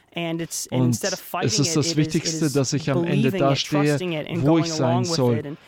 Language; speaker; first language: German; non-native, fluent; English